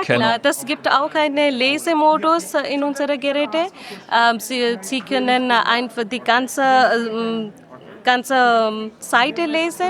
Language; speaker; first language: German; non-native, learner; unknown